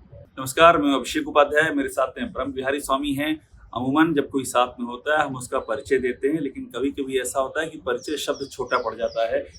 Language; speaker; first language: Hindi; native; Hindi